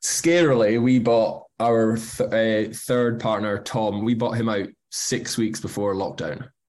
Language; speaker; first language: English; native; English